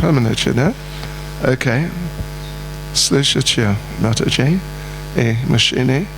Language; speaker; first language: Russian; non-native, learner; English